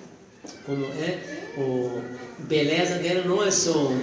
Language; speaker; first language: Portuguese; non-native, fluent; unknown